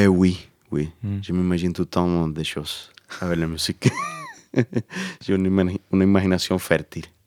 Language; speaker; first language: French; non-native, learner; Spanish